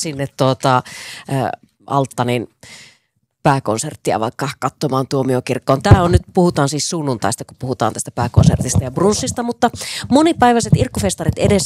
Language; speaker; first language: Finnish; native; Finnish